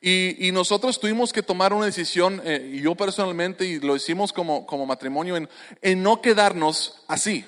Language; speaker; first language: Spanish; native; Spanish